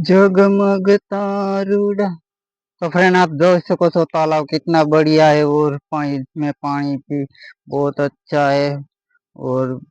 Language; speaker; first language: Hindi; non-native, local second language; Gujarati